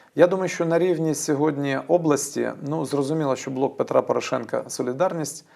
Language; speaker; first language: Ukrainian; native; Ukrainian